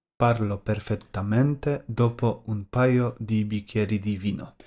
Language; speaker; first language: Italian; non-native, learner; Polish